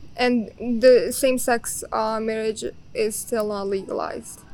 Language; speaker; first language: English; non-native, fluent; Bosnian